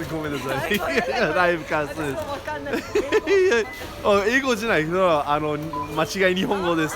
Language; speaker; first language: Japanese; non-native, learner; English